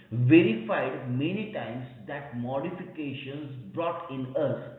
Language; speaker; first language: English; non-native, local second language; Marathi